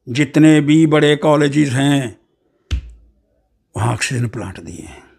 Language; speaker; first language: Hindi; non-native, local second language; Dogri